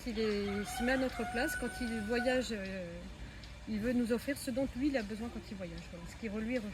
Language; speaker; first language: French; native; French